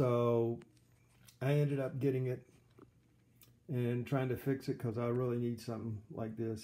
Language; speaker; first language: English; native; English